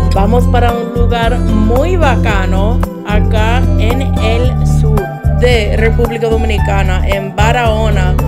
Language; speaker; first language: Spanish; non-native, fluent; English